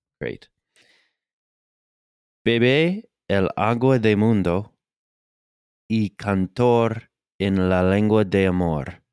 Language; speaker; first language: Spanish; non-native, learner; English